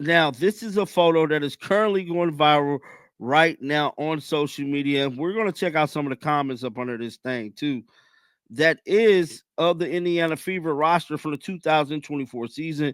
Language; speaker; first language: English; native; English